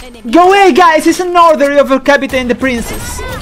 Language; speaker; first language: English; non-native, learner; Spanish